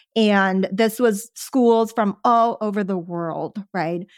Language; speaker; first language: English; early bilingual, other home language; Chinese